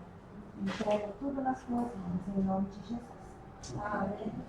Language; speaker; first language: Portuguese; native; Portuguese